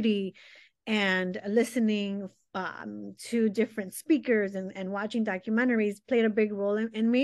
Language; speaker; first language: English; early bilingual, other home language; Spanish